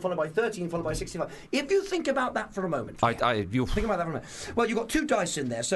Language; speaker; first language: English; native; English